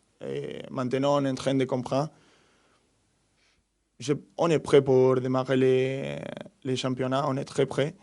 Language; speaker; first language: French; non-native, fluent; Spanish